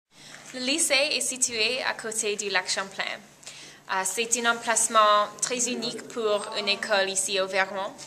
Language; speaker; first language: French; non-native, learner; English